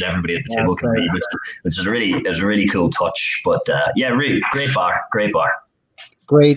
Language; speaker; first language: English; native; English